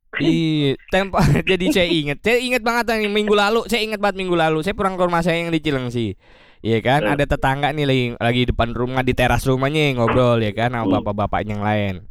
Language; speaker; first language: Indonesian; native; Indonesian